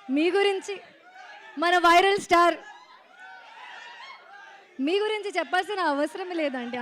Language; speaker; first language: Telugu; non-native, local second language; Hindi